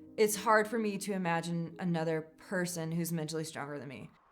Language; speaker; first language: English; native; English